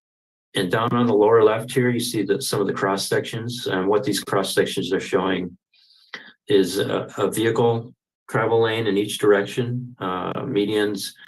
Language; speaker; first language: English; native; English